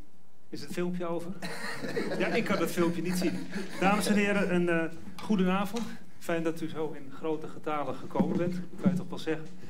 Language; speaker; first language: Dutch; native; Dutch